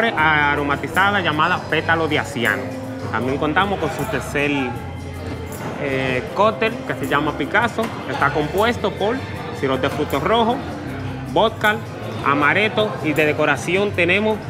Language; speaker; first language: Spanish; native; Spanish